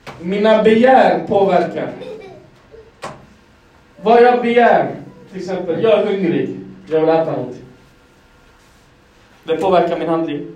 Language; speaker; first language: Swedish; non-native, fluent; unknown